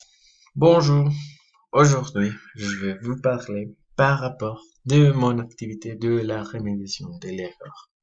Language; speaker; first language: French; non-native, learner; Spanish